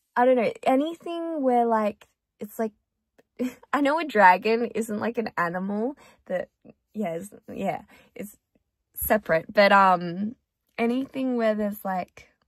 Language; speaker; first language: English; early bilingual, other home language; Korean